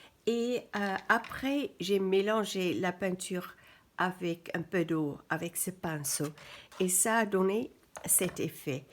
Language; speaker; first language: French; non-native, fluent; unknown